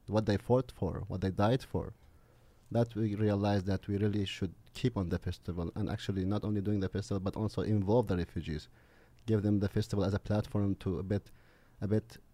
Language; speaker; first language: English; non-native, fluent; Arabic